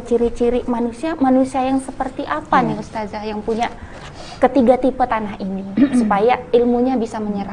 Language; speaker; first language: Indonesian; native; Indonesian